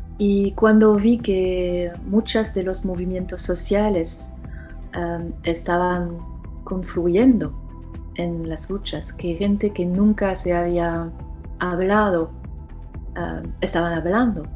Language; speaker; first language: Spanish; non-native, fluent; French